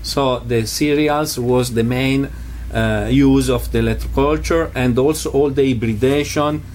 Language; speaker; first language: English; non-native, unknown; Italian